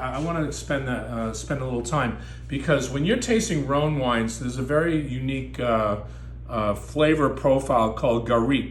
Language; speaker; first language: English; native; English